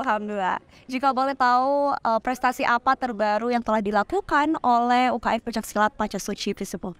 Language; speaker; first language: Indonesian; native; Indonesian